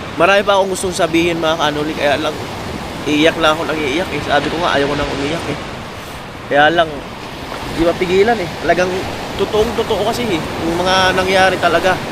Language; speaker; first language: Filipino; non-native, local second language; Bikol